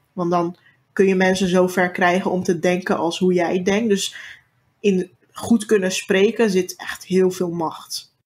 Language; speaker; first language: Dutch; early bilingual, other home language; Turkish